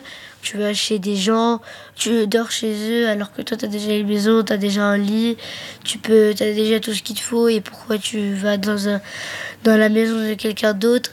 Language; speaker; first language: French; early bilingual, other home language; Arabic